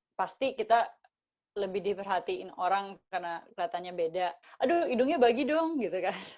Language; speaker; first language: Indonesian; native; Indonesian